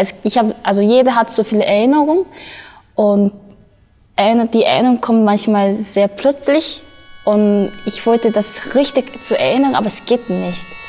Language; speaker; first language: German; non-native, learner; Korean